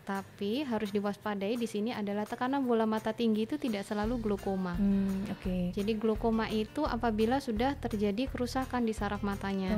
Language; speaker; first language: Indonesian; native; Indonesian